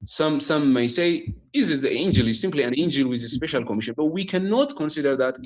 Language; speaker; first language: English; non-native, local second language; Amharic